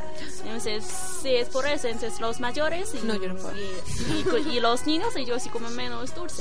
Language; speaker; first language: Spanish; non-native, learner; Chinese